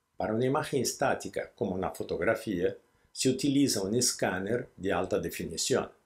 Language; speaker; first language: Spanish; non-native, fluent; Portuguese